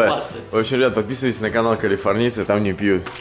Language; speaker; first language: Russian; native; Russian